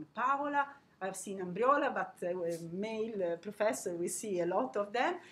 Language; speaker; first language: English; non-native, fluent; Italian